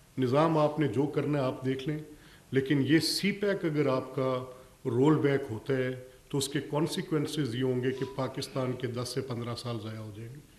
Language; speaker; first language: Urdu; non-native, local second language; Punjabi